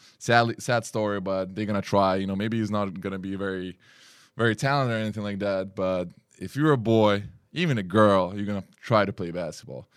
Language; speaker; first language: English; non-native, fluent; Lithuanian